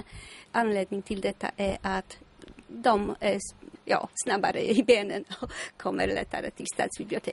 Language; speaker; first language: Swedish; non-native, fluent; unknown